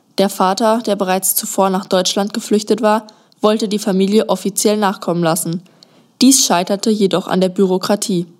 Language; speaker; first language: German; native; German